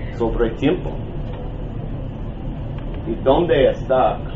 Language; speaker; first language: Spanish; non-native, learner; English